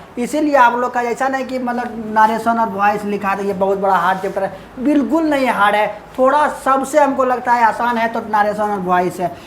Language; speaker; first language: Hindi; native; Hindi